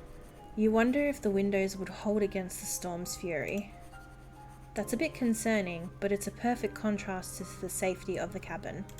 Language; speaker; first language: English; native; English